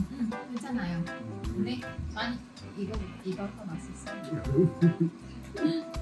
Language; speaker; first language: Korean; non-native, learner; Vietnamese